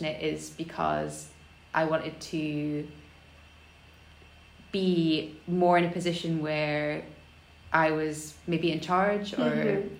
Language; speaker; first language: English; native; English